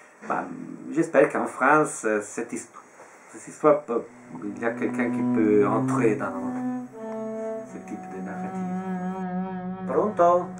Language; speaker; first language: French; non-native, fluent; Italian